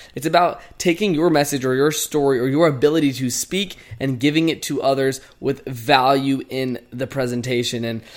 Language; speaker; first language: English; native; English